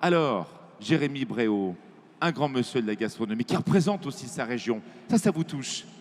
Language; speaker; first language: French; native; French